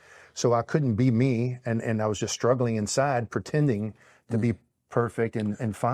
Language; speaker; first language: English; native; English